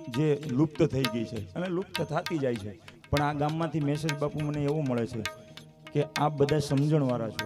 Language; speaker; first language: Gujarati; native; Gujarati